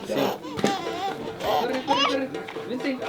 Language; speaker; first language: Spanish; native; Spanish